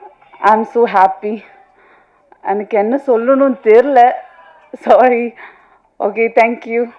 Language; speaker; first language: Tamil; non-native, local second language; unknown